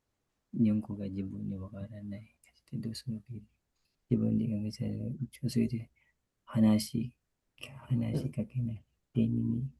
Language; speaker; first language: Japanese; non-native, learner; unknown